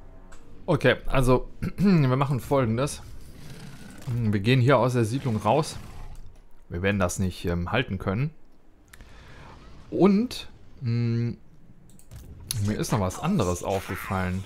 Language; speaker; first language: German; native; German